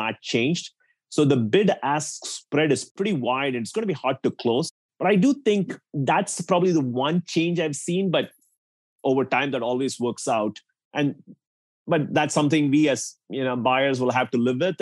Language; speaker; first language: English; non-native, local second language; Tamil